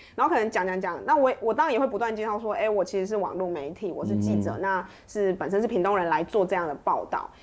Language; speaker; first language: Chinese; native; Chinese